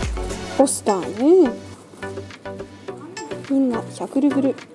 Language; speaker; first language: Japanese; non-native, fluent; Russian